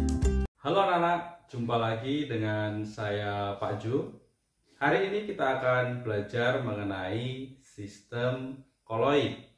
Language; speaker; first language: Indonesian; native; Indonesian